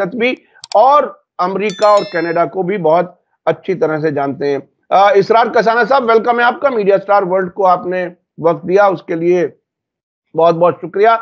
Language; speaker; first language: Hindi; native; Hindi